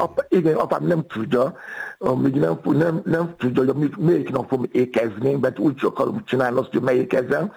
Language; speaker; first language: Hungarian; non-native, fluent; Yoruba